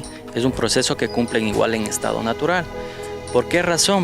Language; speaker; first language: Spanish; native; Spanish